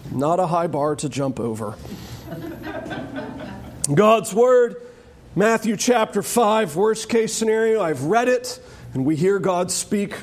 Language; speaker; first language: English; native; English